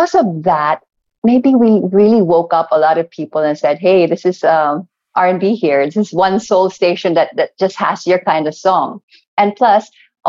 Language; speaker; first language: English; non-native, local second language; Cebuano